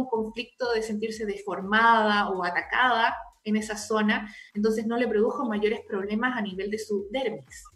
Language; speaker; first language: Spanish; native; Spanish